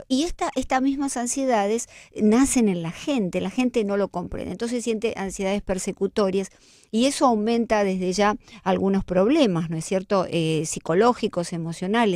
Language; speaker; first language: Spanish; native; Spanish